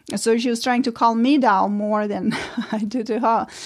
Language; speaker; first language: English; non-native, fluent; Ukrainian